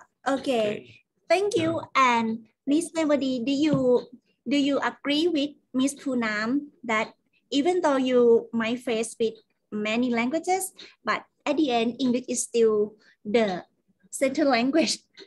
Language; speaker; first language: English; non-native, fluent; Thai